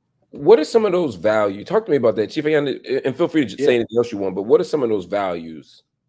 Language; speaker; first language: English; native; English